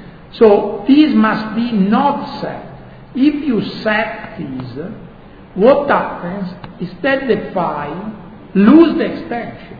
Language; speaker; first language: English; non-native, fluent; Italian